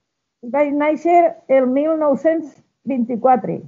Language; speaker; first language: Catalan; non-native, local second language; Spanish